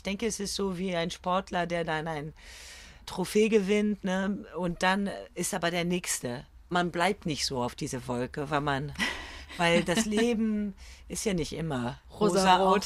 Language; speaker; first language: German; early bilingual, other home language; French